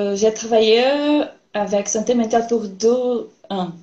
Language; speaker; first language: French; non-native, learner; Portuguese